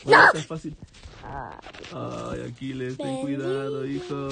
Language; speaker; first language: Spanish; native; Spanish